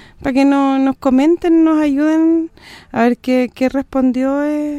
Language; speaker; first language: Spanish; native; Spanish